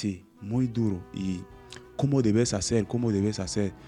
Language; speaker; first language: Spanish; non-native, learner; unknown